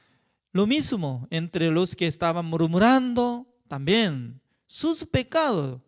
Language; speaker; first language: Spanish; non-native, fluent; Korean